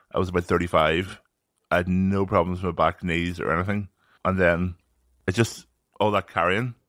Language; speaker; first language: English; native; English